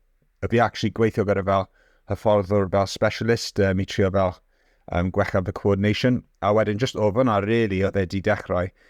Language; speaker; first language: Welsh; non-native, local second language; English